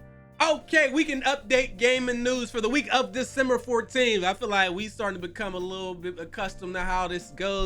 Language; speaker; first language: English; native; English